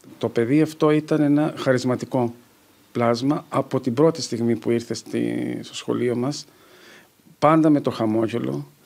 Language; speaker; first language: Greek; native; Greek